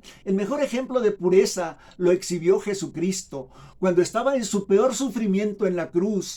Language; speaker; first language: Spanish; native; Spanish